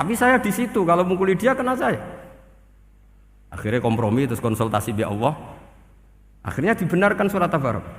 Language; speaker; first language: Indonesian; non-native, local second language; Javanese